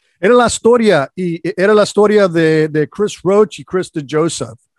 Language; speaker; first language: Spanish; non-native, learner; English